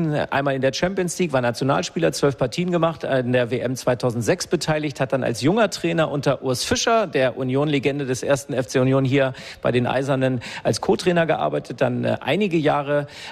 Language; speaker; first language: German; native; German